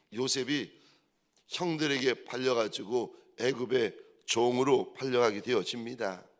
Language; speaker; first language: Korean; native; Korean